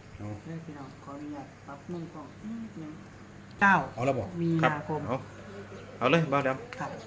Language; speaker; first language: Thai; non-native, local second language; Lao